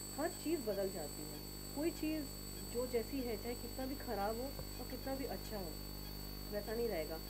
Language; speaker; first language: Hindi; non-native, local second language; Bangla